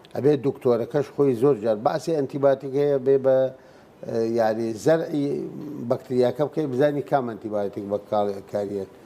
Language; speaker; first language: Central Kurdish; non-native, local second language; Gurani